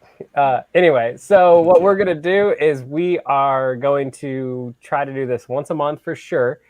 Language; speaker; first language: English; native; English